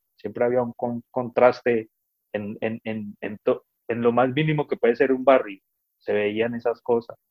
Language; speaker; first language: Spanish; native; Spanish